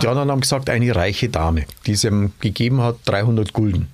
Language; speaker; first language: German; native; German